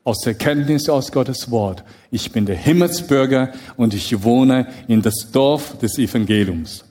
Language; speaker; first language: German; non-native, fluent; Chinese